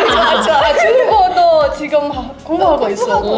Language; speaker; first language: Korean; non-native, learner; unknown